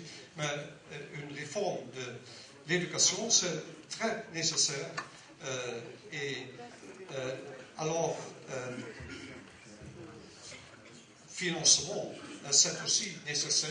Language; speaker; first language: French; non-native, learner; Dutch